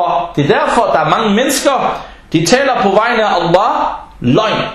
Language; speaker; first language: Danish; non-native, fluent; Arabic